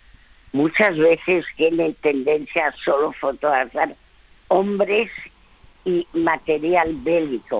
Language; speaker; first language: Spanish; early bilingual, other home language; French